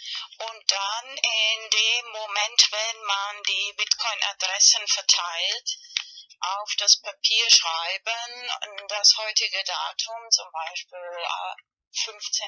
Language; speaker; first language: German; non-native, fluent; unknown